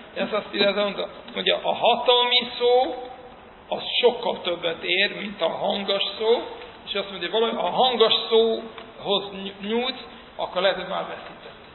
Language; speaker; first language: Hungarian; early bilingual, heritage; Hungarian